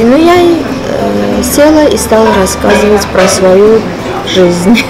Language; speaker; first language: Russian; non-native, fluent; Armenian